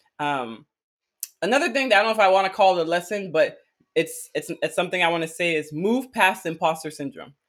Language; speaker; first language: English; early bilingual, other home language; Akan